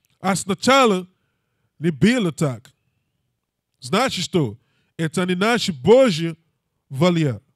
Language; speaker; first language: Russian; non-native, learner; English